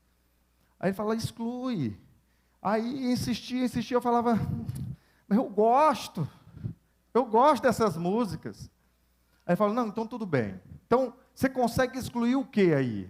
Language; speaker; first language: Portuguese; native; Portuguese